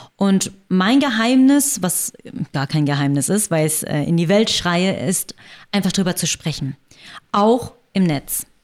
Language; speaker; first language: German; early bilingual, other home language; Vietnamese